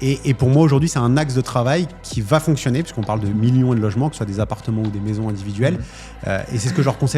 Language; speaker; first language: French; native; French